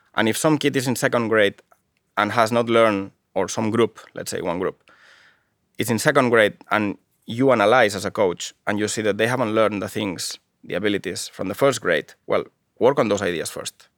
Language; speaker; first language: English; non-native, fluent; Spanish